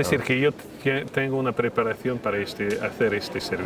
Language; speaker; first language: Spanish; non-native, fluent; French